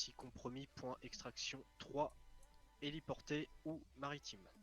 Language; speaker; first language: French; native; French